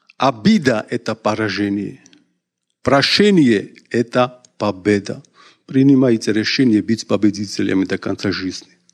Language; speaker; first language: Russian; non-native, local second language; Georgian